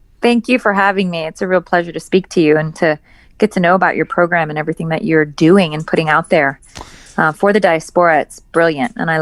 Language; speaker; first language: English; early bilingual, other home language; Persian